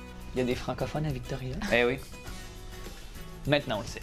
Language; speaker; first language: French; native; French